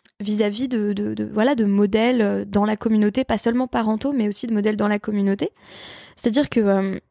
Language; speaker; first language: French; native; French